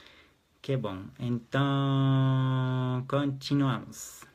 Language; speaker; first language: Portuguese; non-native, fluent; Hebrew